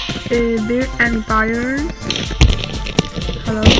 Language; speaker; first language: English; non-native, learner; Chinese